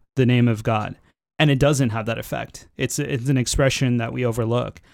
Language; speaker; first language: English; native; English